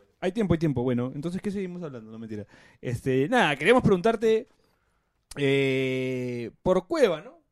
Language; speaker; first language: Spanish; native; Spanish